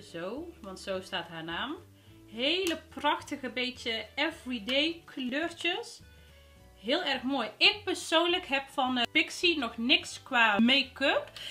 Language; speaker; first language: Dutch; early bilingual, other home language; Arabic